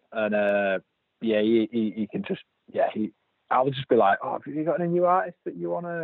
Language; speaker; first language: English; native; English